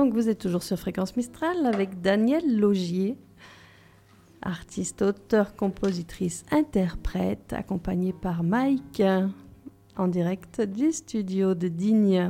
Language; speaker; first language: French; native; French